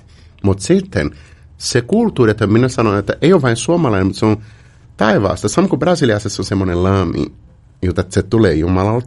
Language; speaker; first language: Finnish; non-native, fluent; Portuguese